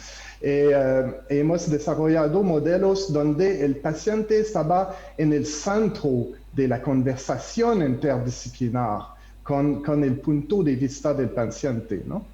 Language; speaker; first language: Spanish; non-native, learner; French